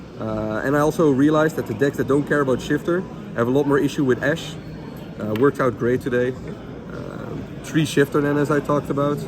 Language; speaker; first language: English; non-native, fluent; Dutch